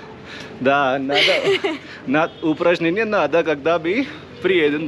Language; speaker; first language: Russian; non-native, learner; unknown